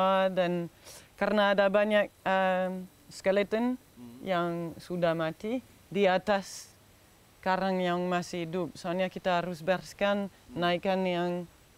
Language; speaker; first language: Indonesian; non-native, fluent; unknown